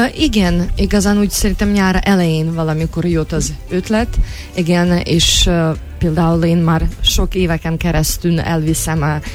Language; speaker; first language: Hungarian; non-native, fluent; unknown